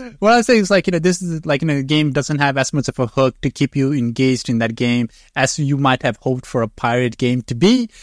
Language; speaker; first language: English; non-native, fluent; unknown